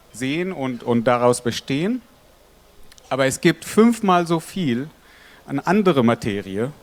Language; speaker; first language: German; non-native, fluent; Arabic